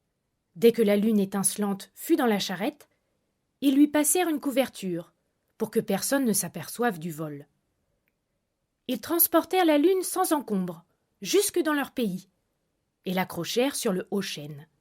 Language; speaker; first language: French; native; French